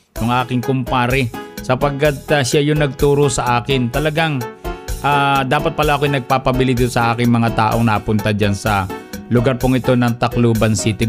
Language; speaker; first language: Filipino; native; Filipino